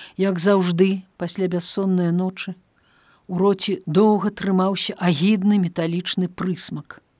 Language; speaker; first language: Belarusian; native; Belarusian